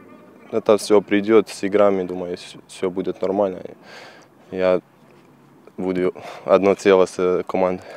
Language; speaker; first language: Russian; non-native, learner; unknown